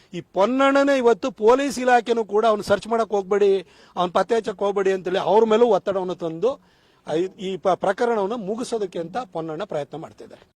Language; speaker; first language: Kannada; native; Kannada